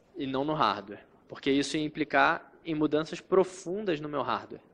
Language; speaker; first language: Portuguese; native; Portuguese